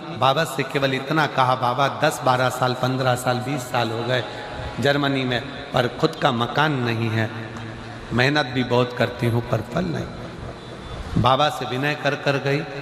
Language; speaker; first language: Hindi; native; Hindi